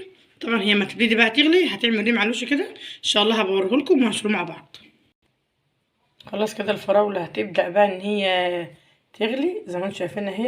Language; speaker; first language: Arabic; native; Arabic